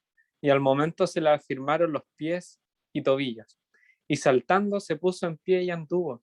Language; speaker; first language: Spanish; native; Spanish